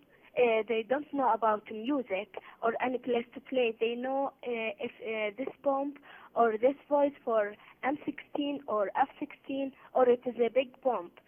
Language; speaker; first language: English; non-native, learner; Arabic